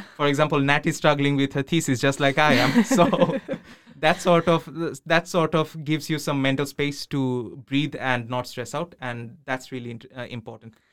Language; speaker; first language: English; non-native, local second language; Bangla